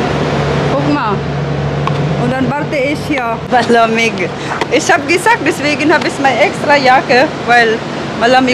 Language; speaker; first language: German; non-native, learner; Filipino